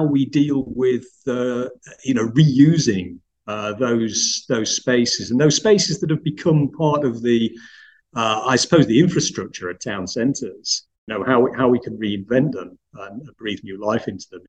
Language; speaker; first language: English; native; English